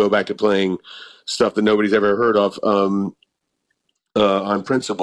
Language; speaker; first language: English; native; English